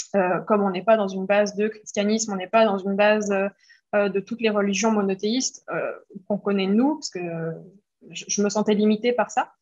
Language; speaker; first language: French; early bilingual, other home language; Greek